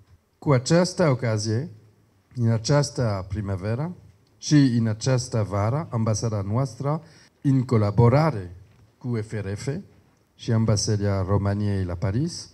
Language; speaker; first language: Romanian; non-native, learner; French